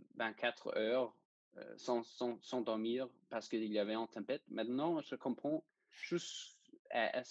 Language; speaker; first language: French; non-native, fluent; Danish